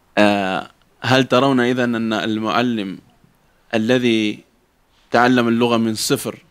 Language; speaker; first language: Arabic; non-native, fluent; Spanish